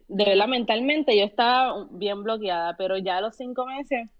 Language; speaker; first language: Spanish; native; Spanish